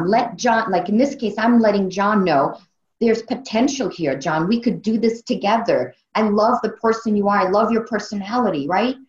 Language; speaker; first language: English; native; English